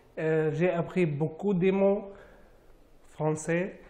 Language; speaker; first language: French; non-native, learner; Arabic